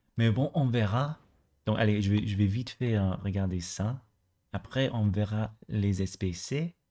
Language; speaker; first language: French; native; French